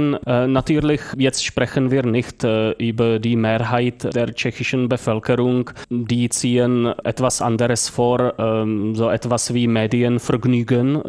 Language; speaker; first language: German; non-native, fluent; Czech